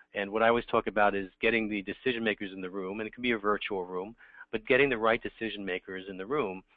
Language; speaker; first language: English; native; English